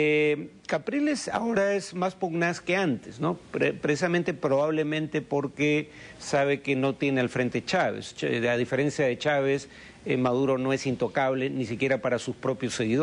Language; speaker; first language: Spanish; native; Spanish